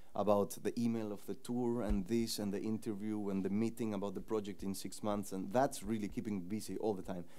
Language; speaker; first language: English; non-native, fluent; Spanish